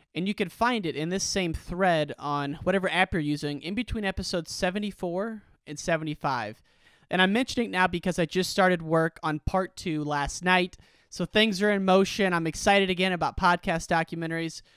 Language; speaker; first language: English; native; English